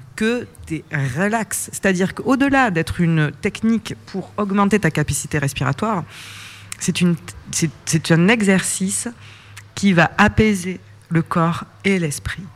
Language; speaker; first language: French; native; French